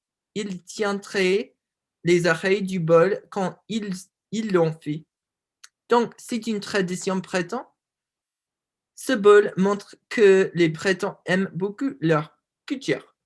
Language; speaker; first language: French; non-native, learner; English